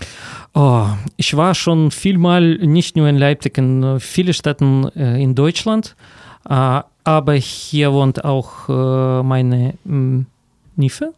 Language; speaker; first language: German; non-native, fluent; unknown